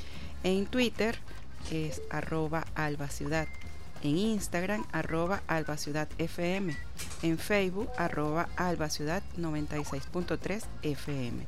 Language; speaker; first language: Spanish; native; Spanish